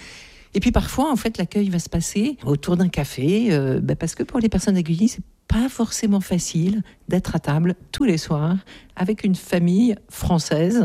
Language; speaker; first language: French; native; French